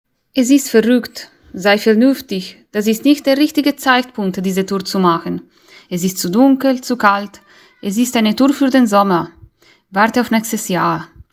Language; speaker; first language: German; non-native, fluent; Italian